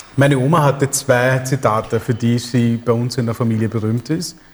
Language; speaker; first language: German; early bilingual, other home language; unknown